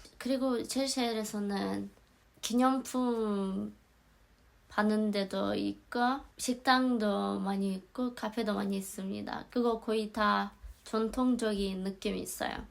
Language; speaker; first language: Korean; non-native, fluent; Azerbaijani